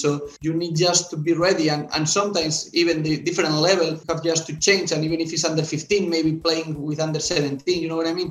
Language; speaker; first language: English; non-native, fluent; Spanish